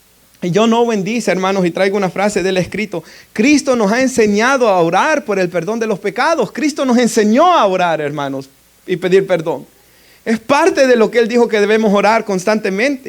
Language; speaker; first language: Spanish; native; Spanish